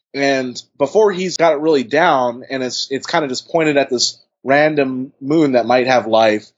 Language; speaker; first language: English; native; English